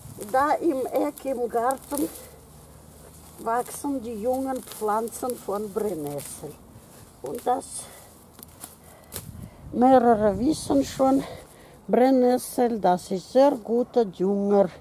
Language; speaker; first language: German; non-native, fluent; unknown